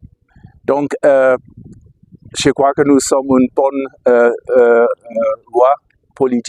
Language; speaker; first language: French; non-native, fluent; German